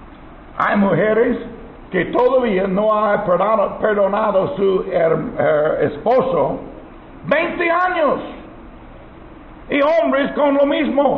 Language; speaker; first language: Spanish; non-native, learner; English